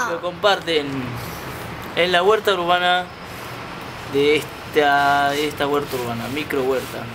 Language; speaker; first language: Spanish; native; Spanish